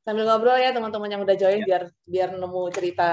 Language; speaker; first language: Indonesian; native; Indonesian